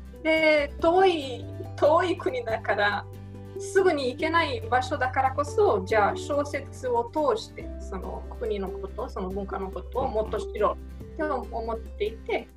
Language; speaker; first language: Japanese; non-native, fluent; Romanian